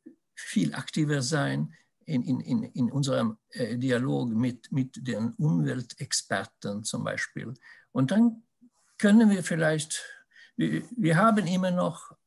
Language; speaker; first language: German; non-native, fluent; Swedish